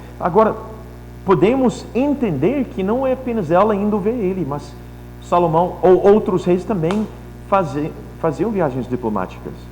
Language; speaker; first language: Portuguese; non-native, fluent; English